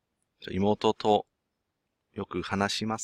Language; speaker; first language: Japanese; non-native, learner; English